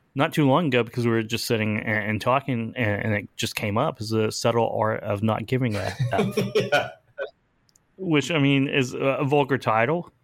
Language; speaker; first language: English; native; English